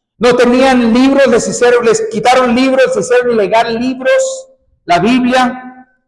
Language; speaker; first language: Spanish; early bilingual, heritage; Spanish